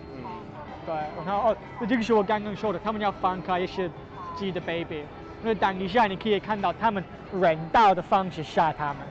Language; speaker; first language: Chinese; non-native, learner; English